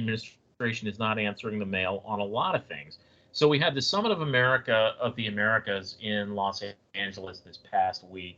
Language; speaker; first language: English; native; English